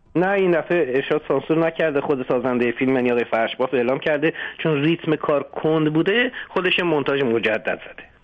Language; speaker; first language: Persian; native; Persian